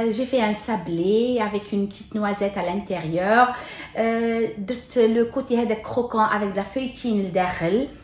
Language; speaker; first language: French; non-native, local second language; Arabic